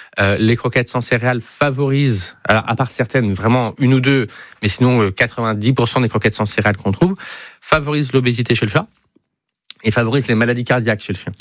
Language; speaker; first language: French; native; French